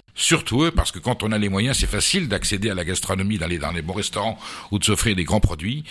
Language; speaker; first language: French; native; French